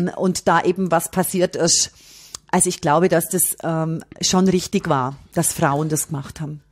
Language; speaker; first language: German; native; German